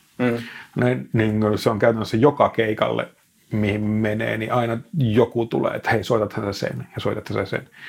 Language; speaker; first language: Finnish; native; Finnish